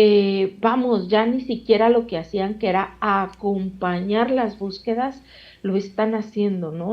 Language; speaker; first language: Spanish; native; Spanish